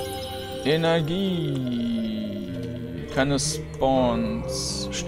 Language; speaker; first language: German; native; German